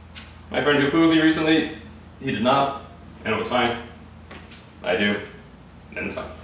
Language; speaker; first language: English; native; English